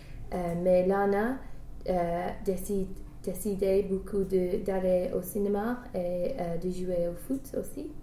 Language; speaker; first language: French; non-native, learner; English